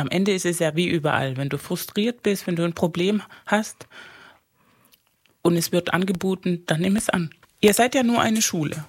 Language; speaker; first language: German; non-native, fluent; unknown